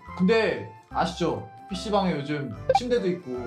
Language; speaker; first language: Korean; native; Korean